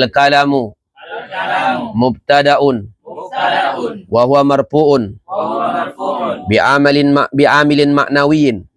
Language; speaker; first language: Arabic; non-native, fluent; Indonesian